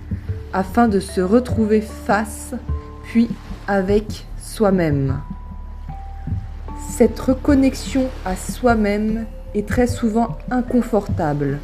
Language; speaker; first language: French; native; French